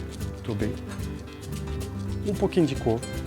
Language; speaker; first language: Portuguese; non-native, fluent; French